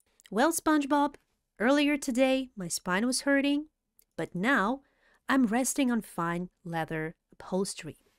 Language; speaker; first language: English; non-native, fluent; Russian